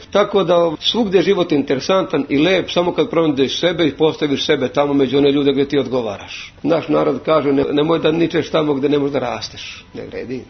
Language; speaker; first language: Serbian; native; Serbian